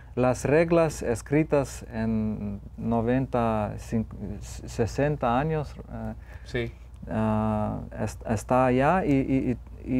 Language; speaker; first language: Spanish; non-native, fluent; Lithuanian